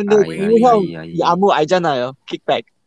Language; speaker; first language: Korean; non-native, fluent; Chinese